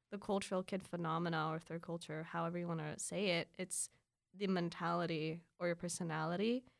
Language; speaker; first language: English; early bilingual, other home language; Filipino